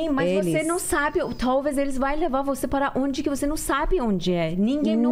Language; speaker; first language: Portuguese; non-native, learner; Persian